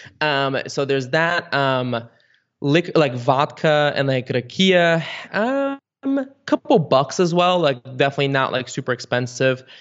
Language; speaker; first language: English; early bilingual, other home language; Bulgarian